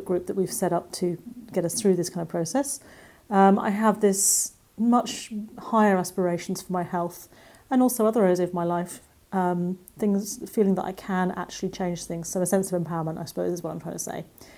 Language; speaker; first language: English; native; English